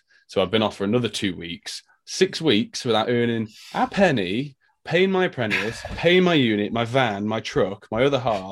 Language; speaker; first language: English; native; English